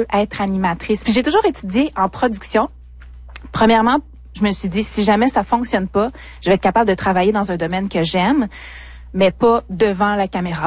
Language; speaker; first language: French; native; French